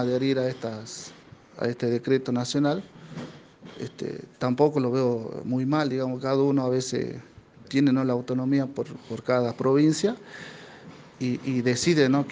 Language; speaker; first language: Spanish; native; Spanish